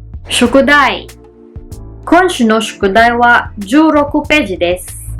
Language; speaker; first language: Japanese; non-native, learner; Filipino